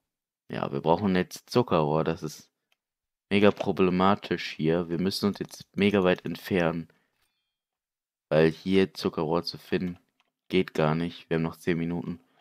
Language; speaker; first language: German; native; German